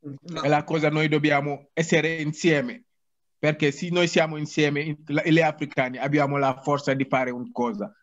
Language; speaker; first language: Italian; non-native, learner; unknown